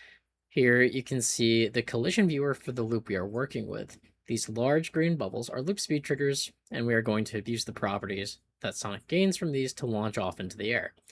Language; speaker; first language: English; native; English